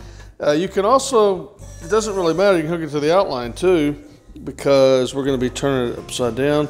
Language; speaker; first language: English; native; English